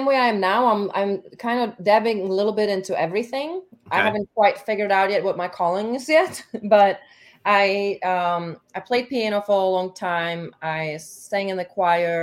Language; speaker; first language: English; non-native, fluent; Czech